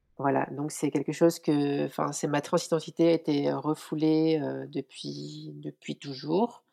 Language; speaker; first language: French; native; French